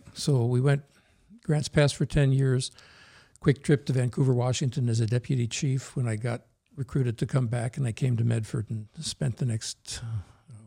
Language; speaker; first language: English; early bilingual, other home language; Norwegian